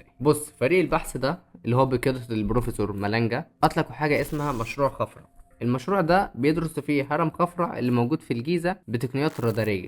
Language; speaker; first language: Arabic; native; Arabic